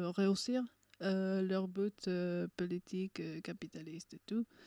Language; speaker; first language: French; non-native, fluent; Spanish